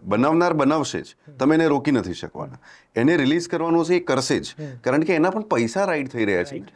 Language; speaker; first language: Gujarati; non-native, local second language; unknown